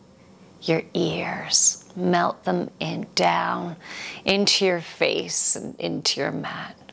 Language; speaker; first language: English; native; English